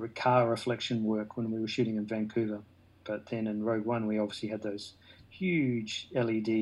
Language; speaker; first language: English; native; English